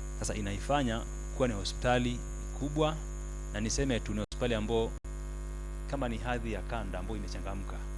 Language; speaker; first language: Swahili; native; Swahili